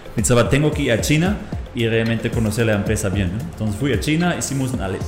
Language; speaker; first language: Spanish; non-native, fluent; German